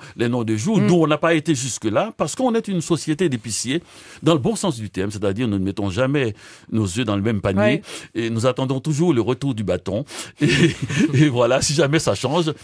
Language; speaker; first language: French; native; French